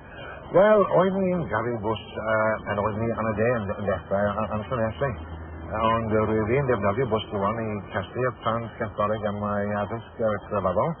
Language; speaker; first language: Welsh; non-native, learner; English